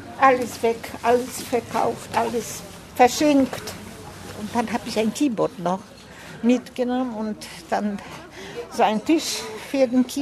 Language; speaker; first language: German; non-native, fluent; Polish